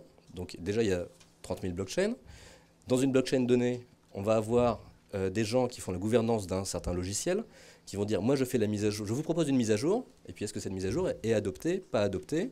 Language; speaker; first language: French; native; French